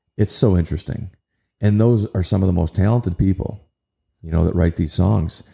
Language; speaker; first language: English; native; English